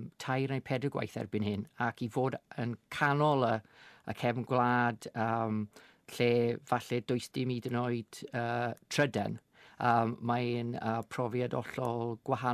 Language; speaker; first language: Welsh; non-native, fluent; English